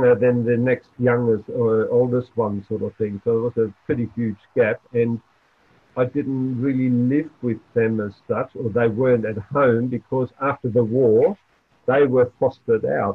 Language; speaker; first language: English; non-native, fluent; German